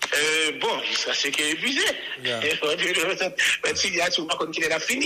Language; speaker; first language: French; non-native, local second language; Haitian Creole